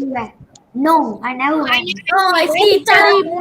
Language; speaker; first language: English; non-native, local second language; Tamil